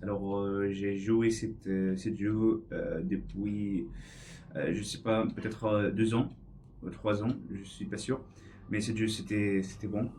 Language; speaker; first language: French; non-native, learner; English